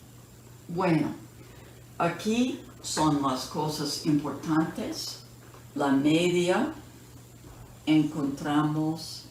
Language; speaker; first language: Spanish; non-native, fluent; English